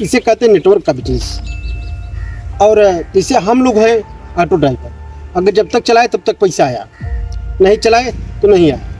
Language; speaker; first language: Hindi; native; Hindi